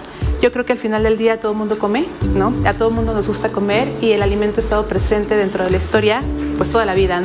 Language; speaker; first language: Spanish; native; Spanish